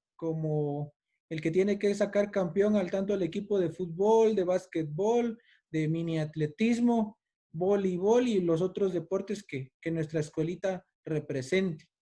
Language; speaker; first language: Spanish; native; Spanish